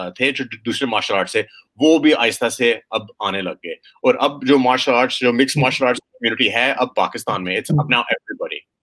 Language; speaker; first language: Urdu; early bilingual, heritage; Urdu